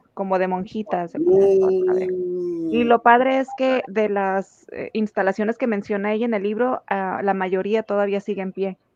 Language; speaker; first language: Spanish; native; Spanish